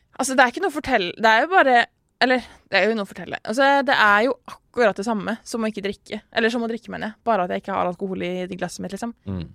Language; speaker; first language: Norwegian; native; Norwegian